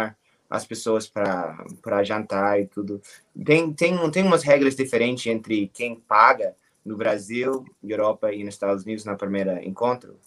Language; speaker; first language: Portuguese; non-native, learner; English